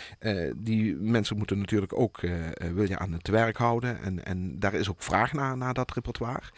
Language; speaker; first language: Dutch; native; Dutch